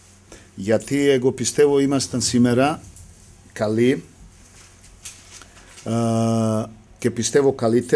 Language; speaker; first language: Greek; non-native, fluent; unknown